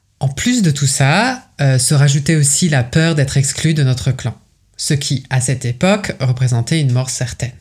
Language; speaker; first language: French; native; French